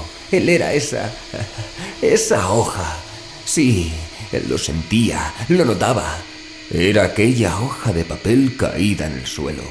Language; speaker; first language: Spanish; native; Spanish